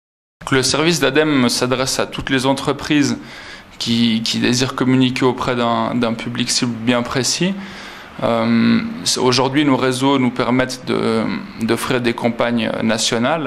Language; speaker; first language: French; native; French